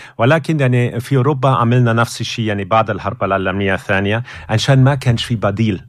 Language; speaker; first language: Arabic; non-native, fluent; German